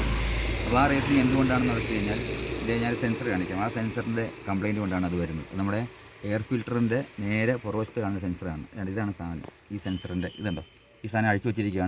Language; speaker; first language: Malayalam; native; Malayalam